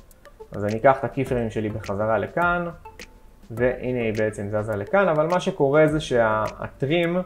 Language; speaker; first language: Hebrew; native; Hebrew